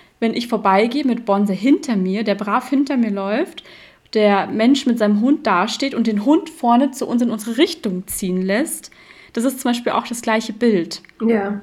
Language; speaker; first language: German; native; German